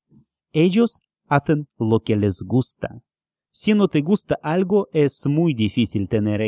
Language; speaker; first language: Spanish; non-native, fluent; Russian